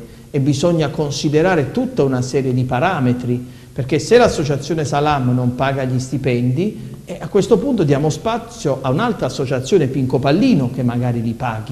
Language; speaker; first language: Italian; native; Italian